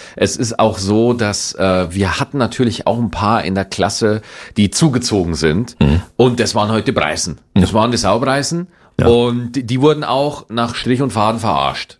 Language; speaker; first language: German; native; German